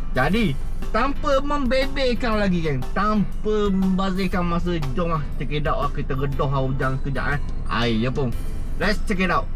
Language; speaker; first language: Malay; native; Malay